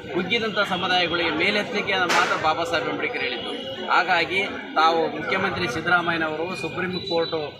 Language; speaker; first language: Kannada; native; Kannada